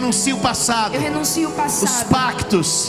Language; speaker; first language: Portuguese; native; Portuguese